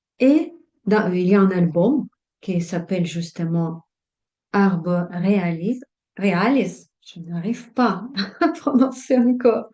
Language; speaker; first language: French; non-native, fluent; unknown